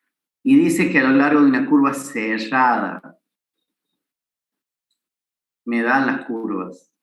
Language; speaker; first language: Spanish; native; Spanish